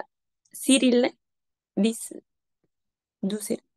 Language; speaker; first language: French; non-native, learner; Spanish